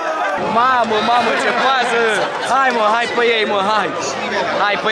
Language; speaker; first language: Romanian; native; Romanian